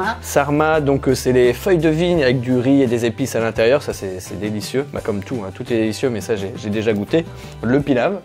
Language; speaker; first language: French; native; French